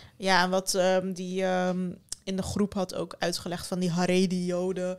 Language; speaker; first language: Dutch; early bilingual, other home language; Turkish